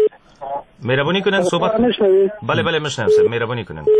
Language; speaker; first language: Persian; native; Persian